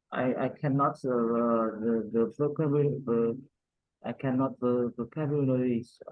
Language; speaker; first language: English; non-native, learner; Vietnamese